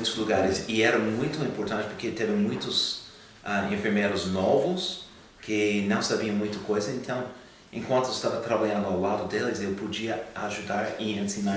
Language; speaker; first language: Portuguese; non-native, fluent; English